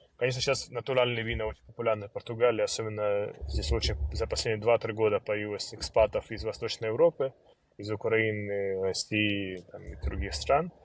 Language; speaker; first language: Russian; early bilingual, other home language; Georgian